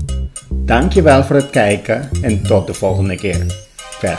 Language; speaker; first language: Dutch; non-native, local second language; Papiamento